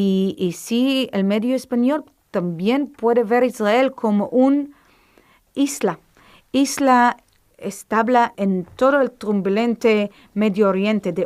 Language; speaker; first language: Spanish; non-native, fluent; Hebrew